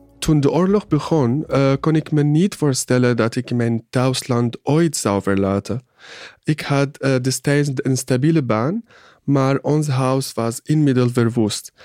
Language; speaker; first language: Dutch; non-native, fluent; Arabic